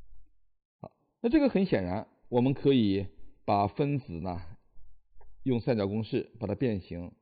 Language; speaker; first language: Chinese; native; Chinese